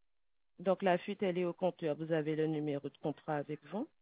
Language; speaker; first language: French; native; French